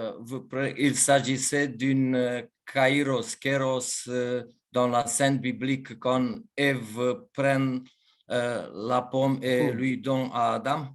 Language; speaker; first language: French; non-native, fluent; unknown